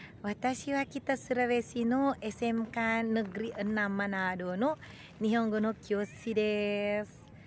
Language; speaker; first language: Japanese; non-native, learner; Indonesian